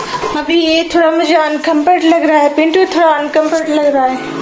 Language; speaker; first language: Hindi; native; Hindi